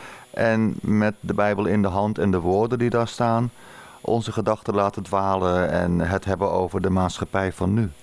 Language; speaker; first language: Dutch; native; Dutch